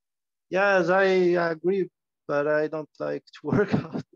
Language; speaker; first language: English; non-native, learner; Portuguese